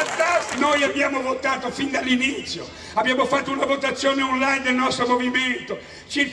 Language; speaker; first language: Italian; native; Italian